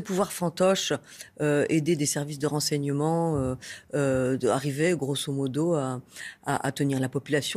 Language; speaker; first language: French; native; French